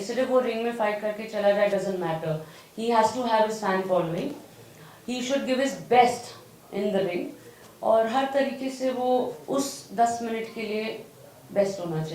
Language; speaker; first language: Hindi; native; Hindi